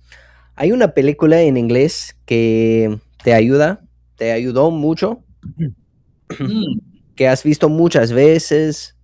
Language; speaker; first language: Spanish; non-native, fluent; English